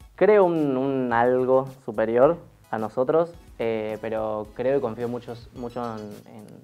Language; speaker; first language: Spanish; native; Spanish